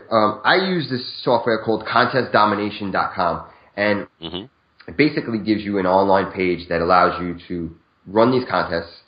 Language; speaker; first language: English; native; English